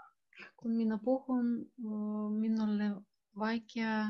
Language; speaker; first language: Finnish; non-native, learner; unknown